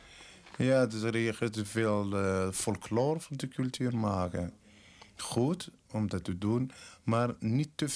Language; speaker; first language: Dutch; non-native, learner; Berber languages